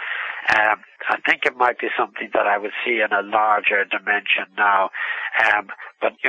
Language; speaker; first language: English; native; English